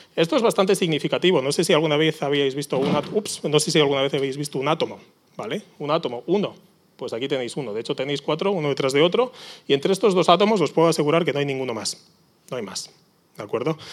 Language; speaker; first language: Spanish; native; Spanish